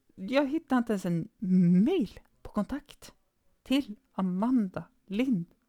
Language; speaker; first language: Swedish; native; Swedish